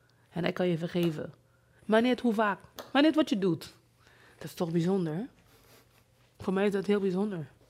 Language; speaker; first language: Dutch; non-native, fluent; English